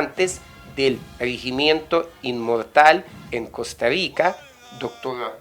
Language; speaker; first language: Spanish; non-native, fluent; Russian